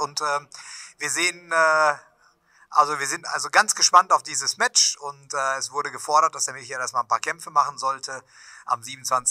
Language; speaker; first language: German; native; German